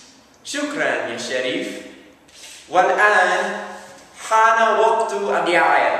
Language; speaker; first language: Arabic; non-native, learner; English